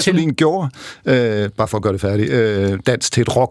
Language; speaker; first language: Danish; native; Danish